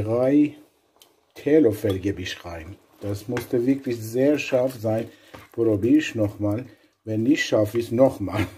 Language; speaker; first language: German; non-native, learner; Persian